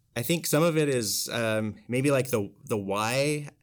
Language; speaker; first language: English; native; English